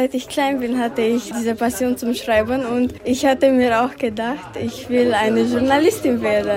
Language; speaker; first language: German; non-native, local second language; Romanian